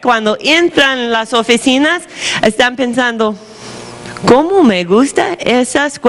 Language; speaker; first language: Spanish; non-native, fluent; English